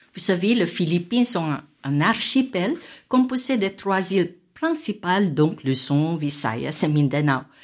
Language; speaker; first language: French; non-native, fluent; Filipino